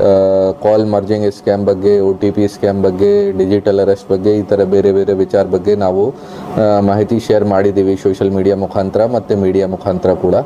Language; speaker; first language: Kannada; non-native, local second language; Hindi